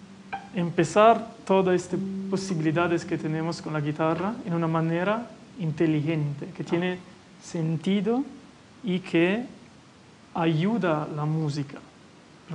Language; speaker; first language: Spanish; non-native, fluent; Italian